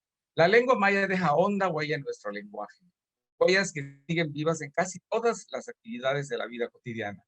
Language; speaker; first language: Spanish; native; Spanish